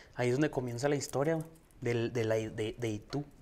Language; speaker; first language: Spanish; native; Spanish